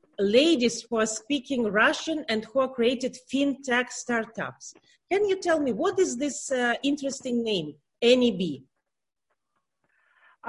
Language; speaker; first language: English; non-native, learner; Russian